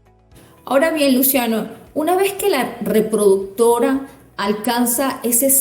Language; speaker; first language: Spanish; native; Spanish